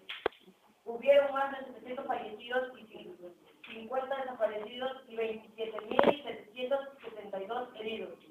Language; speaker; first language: Spanish; native; Spanish